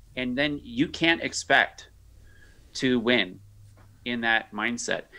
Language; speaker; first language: English; native; English